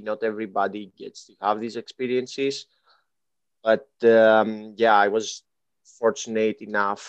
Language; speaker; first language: English; non-native, fluent; Greek